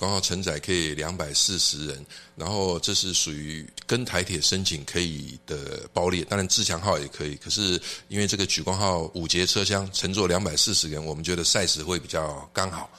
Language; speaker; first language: Chinese; native; Chinese